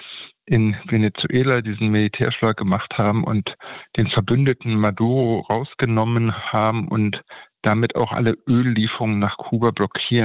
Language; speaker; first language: German; native; German